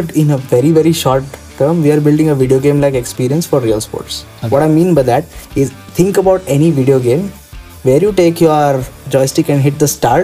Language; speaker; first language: English; non-native, local second language; Kannada